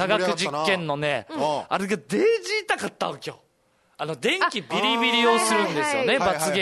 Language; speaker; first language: Japanese; native; Japanese